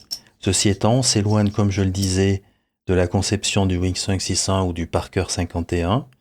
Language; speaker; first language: French; native; French